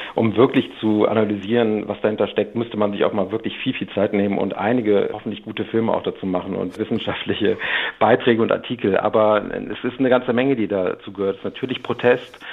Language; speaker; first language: German; native; German